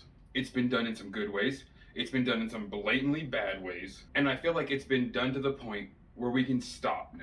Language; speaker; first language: English; native; English